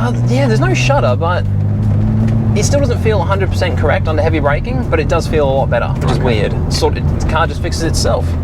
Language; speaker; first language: English; native; English